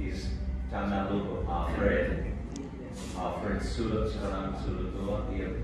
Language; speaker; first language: Indonesian; non-native, learner; English